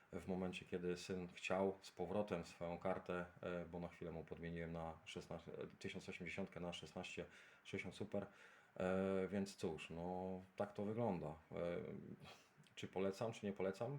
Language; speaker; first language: Polish; native; Polish